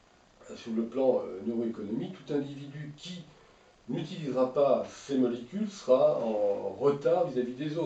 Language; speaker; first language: French; native; French